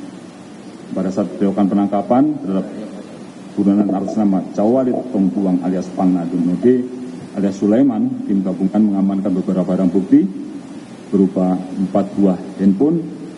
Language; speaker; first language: Indonesian; native; Indonesian